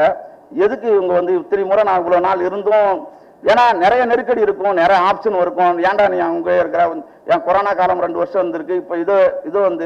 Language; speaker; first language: Tamil; native; Tamil